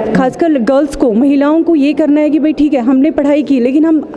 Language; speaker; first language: Hindi; native; Hindi